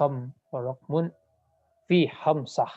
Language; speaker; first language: Arabic; non-native, fluent; Indonesian